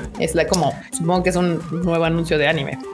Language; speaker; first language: Spanish; native; Spanish